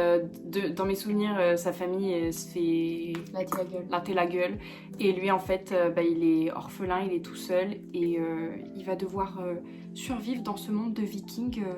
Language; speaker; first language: French; native; French